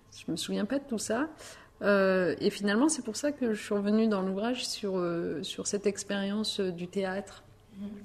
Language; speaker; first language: French; early bilingual, other home language; Riffian